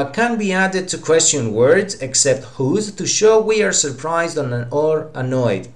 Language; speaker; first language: English; non-native, fluent; Greek